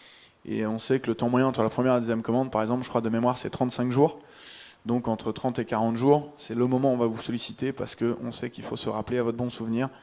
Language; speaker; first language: French; native; French